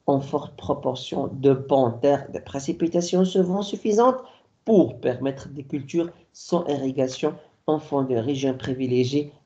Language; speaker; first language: French; non-native, local second language; Arabic